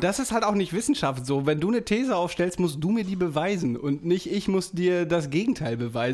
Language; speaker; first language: German; native; German